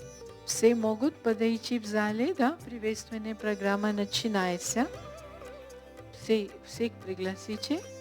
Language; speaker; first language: Russian; non-native, learner; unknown